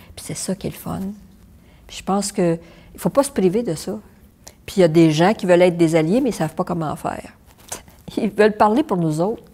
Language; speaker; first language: French; native; French